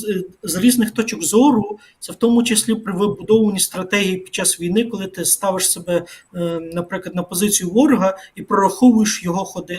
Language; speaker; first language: Ukrainian; native; Ukrainian